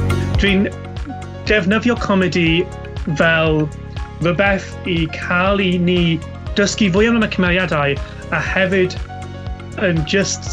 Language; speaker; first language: Welsh; non-native, local second language; English